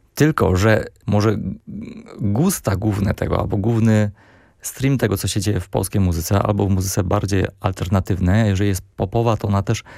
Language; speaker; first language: Polish; early bilingual, heritage; Polish